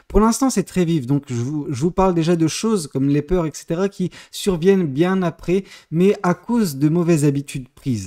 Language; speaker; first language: French; native; French